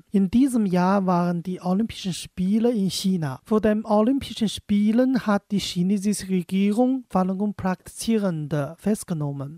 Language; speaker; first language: German; non-native, fluent; Chinese